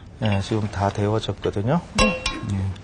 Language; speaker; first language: Korean; native; Korean